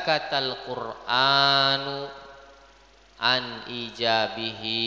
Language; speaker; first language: Arabic; non-native, fluent; Indonesian